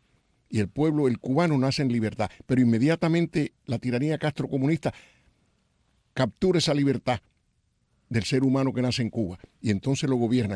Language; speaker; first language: Spanish; native; Spanish